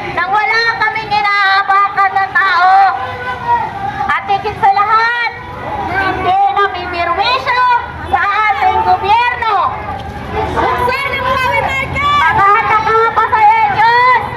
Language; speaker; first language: Filipino; native; Filipino